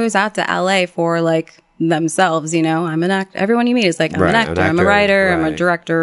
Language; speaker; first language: English; native; English